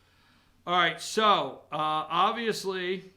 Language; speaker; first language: English; native; English